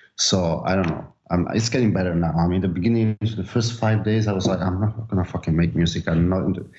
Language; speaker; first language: English; non-native, fluent; Italian